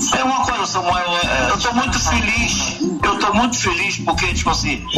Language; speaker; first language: Portuguese; native; Portuguese